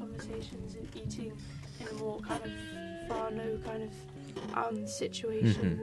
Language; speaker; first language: English; native; English